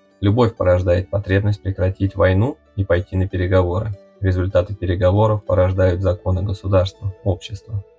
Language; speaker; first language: Russian; native; Russian